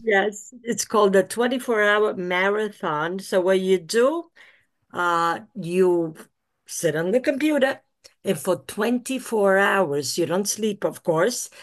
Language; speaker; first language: English; early bilingual, other home language; Italian